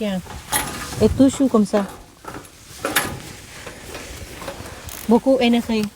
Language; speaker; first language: French; non-native, learner; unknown